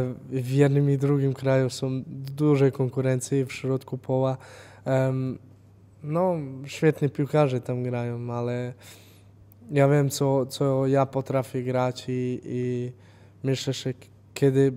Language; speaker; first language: Polish; non-native, fluent; Serbian